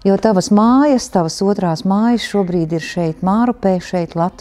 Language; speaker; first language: Latvian; native; Latvian